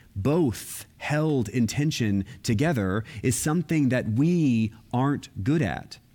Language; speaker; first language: English; native; English